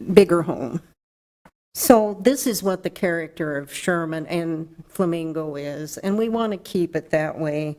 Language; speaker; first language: English; native; English